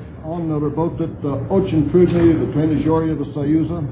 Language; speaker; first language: Russian; non-native, learner; English